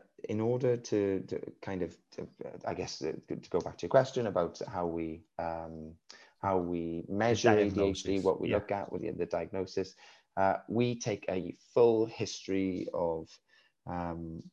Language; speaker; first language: English; native; English